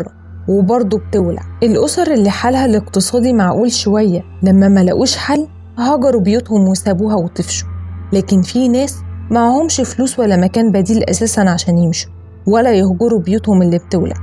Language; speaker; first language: Arabic; native; Arabic